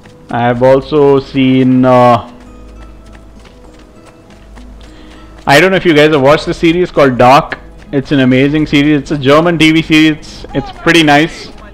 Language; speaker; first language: English; non-native, local second language; Hindi